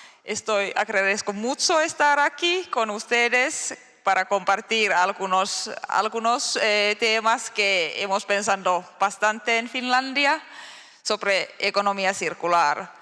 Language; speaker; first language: Spanish; non-native, learner; Finnish